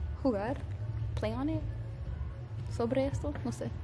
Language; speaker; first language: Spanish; non-native, learner; English